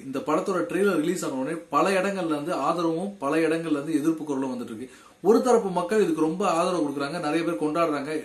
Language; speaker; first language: Tamil; native; Tamil